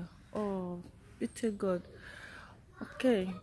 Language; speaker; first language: German; non-native, learner; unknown